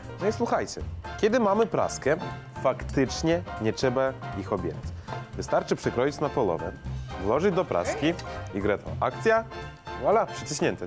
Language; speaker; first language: Polish; native; Polish